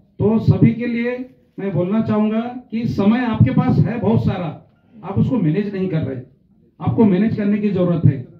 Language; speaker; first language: Hindi; non-native, local second language; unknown